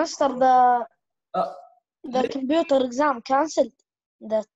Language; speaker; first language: English; non-native, learner; Arabic